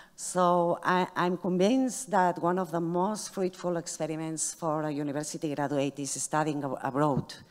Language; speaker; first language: English; non-native, fluent; Catalan